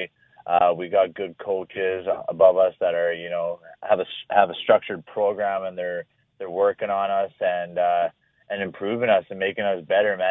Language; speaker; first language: English; native; English